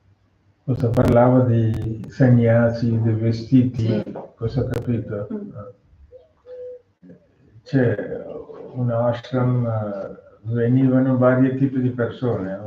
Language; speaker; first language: Italian; non-native, learner; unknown